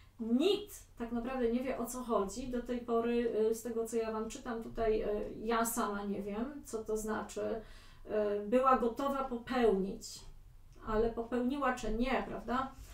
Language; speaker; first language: Polish; native; Polish